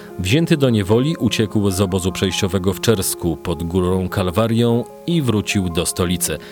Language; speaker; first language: Polish; native; Polish